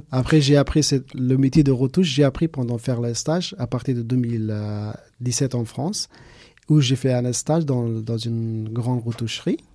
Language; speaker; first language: French; non-native, fluent; Persian